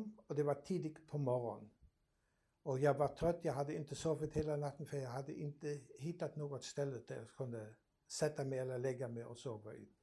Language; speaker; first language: Swedish; non-native, fluent; German